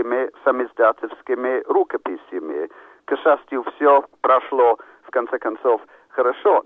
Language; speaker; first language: Russian; non-native, fluent; English